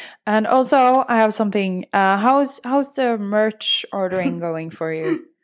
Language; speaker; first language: English; non-native, fluent; Norwegian